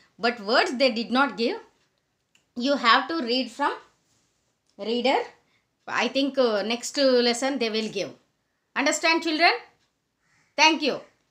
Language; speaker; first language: English; non-native, local second language; Telugu